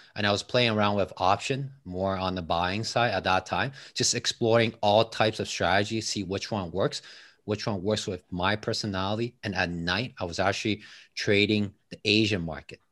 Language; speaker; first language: English; non-native, fluent; Chinese